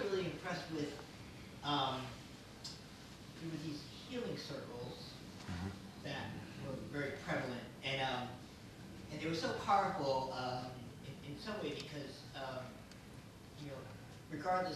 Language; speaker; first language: English; native; English